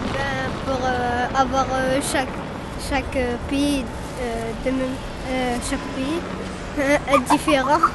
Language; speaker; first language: French; non-native, learner; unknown